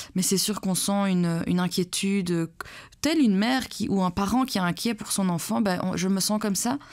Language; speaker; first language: French; early bilingual, other home language; Persian